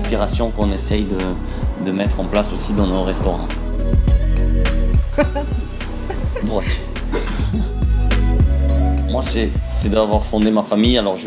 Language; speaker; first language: French; non-native, fluent; Portuguese